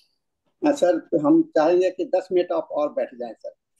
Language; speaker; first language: Hindi; native; Hindi